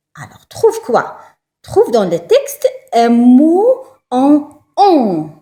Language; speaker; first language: French; non-native, local second language; Arabic